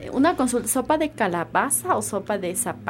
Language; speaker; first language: Spanish; native; Spanish